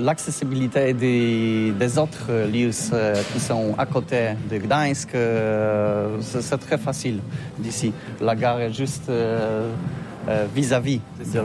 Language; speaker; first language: French; non-native, learner; Polish